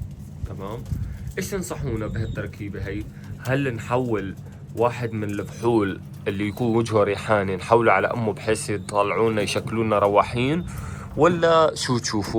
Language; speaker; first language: Arabic; native; Arabic